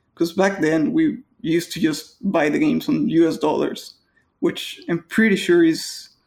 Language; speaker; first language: English; non-native, fluent; Spanish